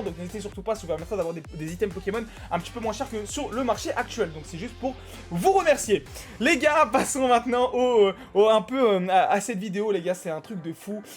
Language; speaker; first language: French; native; French